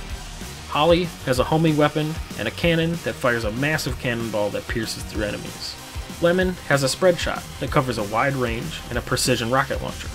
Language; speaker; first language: English; native; English